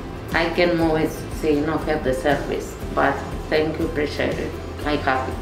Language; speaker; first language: English; non-native, learner; Spanish